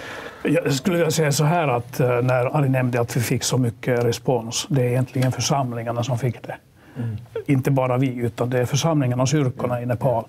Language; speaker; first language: Swedish; non-native, local second language; Finnish